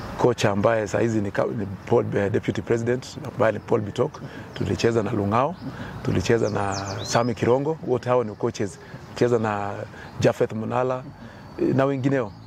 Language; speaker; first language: Swahili; non-native, local second language; Kalenjin